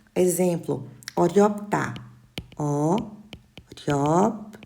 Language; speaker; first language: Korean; non-native, fluent; Portuguese